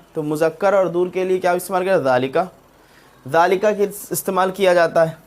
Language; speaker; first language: Urdu; native; Urdu